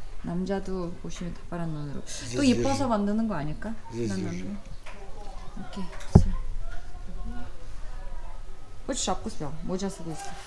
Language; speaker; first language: Korean; non-native, fluent; Uzbek